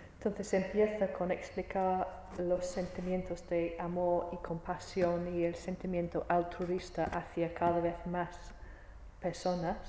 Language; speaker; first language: Spanish; non-native, fluent; English